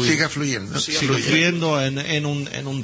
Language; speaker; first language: Spanish; non-native, learner; Italian